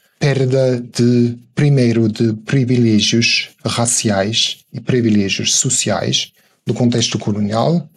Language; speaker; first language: Portuguese; non-native, fluent; German